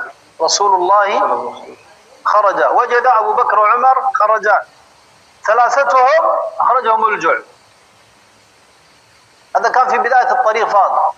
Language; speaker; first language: Arabic; non-native, fluent; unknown